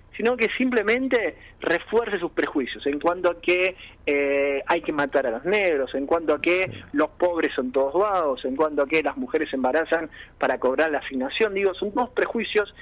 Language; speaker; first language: Spanish; native; Spanish